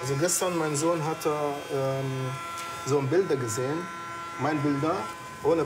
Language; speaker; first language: German; non-native, fluent; Arabic